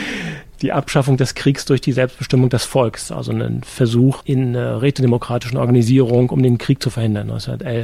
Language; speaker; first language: German; native; German